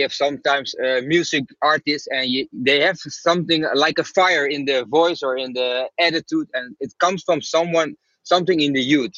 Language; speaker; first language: English; non-native, fluent; Dutch